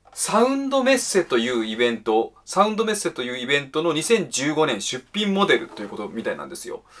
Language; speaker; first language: Japanese; native; Japanese